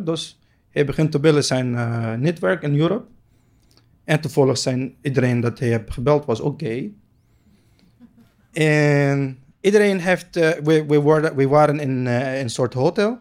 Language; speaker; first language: Dutch; non-native, learner; Arabic